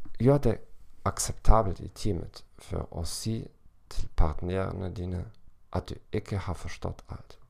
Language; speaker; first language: Norwegian; non-native, learner; German